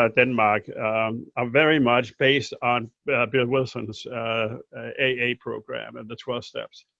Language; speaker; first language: English; non-native, fluent; Danish